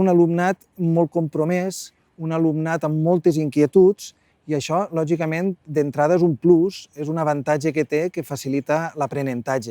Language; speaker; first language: Catalan; native; Catalan